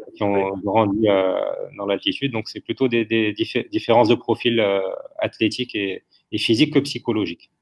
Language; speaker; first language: French; non-native, local second language; Arabic